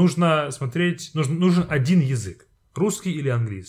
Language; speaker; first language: Russian; non-native, fluent; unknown